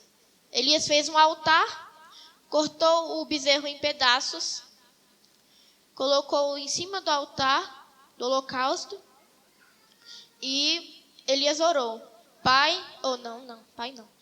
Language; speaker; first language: Portuguese; native; Portuguese